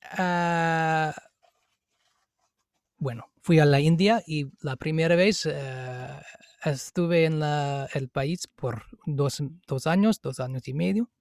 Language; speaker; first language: Spanish; non-native, fluent; English